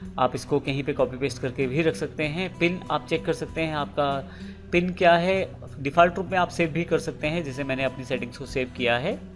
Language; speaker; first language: Hindi; native; Hindi